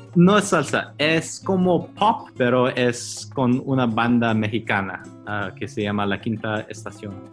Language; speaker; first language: Spanish; non-native, fluent; Chinese